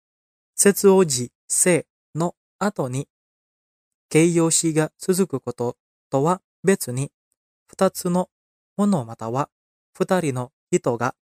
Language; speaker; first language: Japanese; non-native, fluent; Indonesian